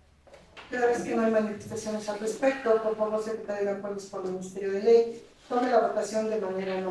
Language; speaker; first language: Spanish; native; Spanish